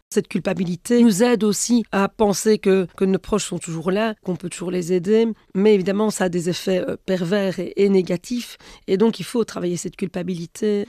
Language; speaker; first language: French; native; French